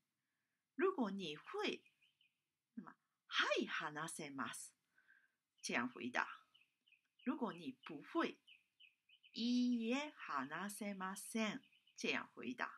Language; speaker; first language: Chinese; non-native, fluent; Japanese